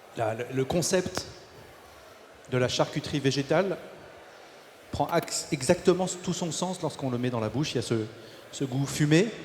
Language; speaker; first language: French; native; French